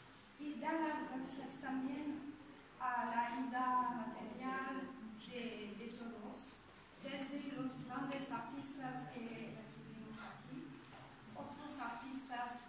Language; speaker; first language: Spanish; non-native, fluent; French